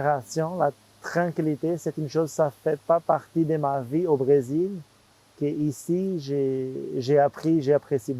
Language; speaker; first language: French; non-native, fluent; Portuguese